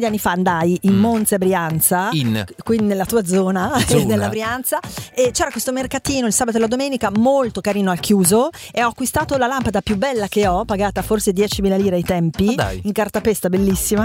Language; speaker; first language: Italian; native; Italian